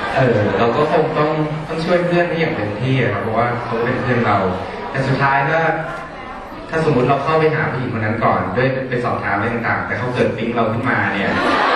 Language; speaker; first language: Thai; early bilingual, heritage; Thai